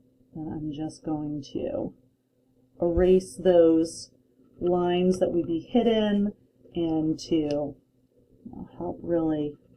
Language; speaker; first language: English; native; English